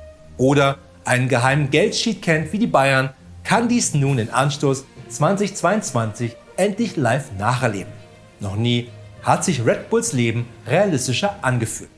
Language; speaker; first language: German; native; German